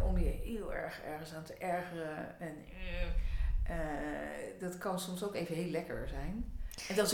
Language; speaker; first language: Dutch; native; Dutch